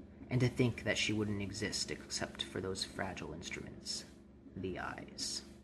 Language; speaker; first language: English; native; English